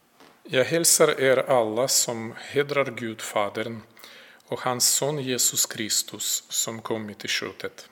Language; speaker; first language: Swedish; non-native, fluent; Russian